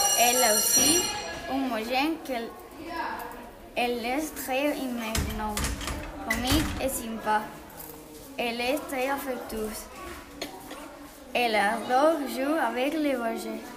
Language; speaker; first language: French; non-native, learner; Spanish